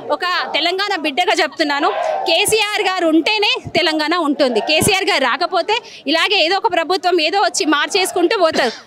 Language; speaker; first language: Telugu; native; Telugu